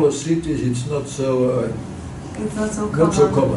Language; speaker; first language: English; non-native, fluent; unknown